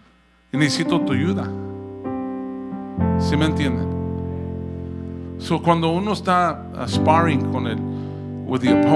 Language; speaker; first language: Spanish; early bilingual, heritage; Spanish